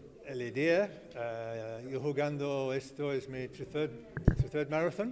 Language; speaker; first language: Spanish; non-native, learner; English